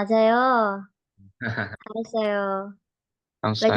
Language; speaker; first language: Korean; non-native, fluent; Indonesian